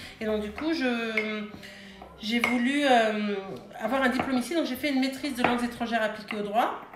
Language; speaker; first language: French; early bilingual, heritage; French